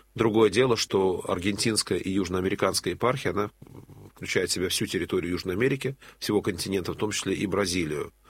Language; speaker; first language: Russian; native; Russian